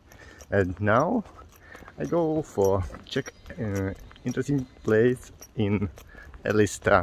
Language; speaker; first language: English; non-native, learner; Russian